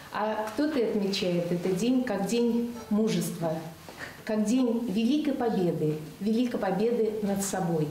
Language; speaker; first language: Russian; native; Russian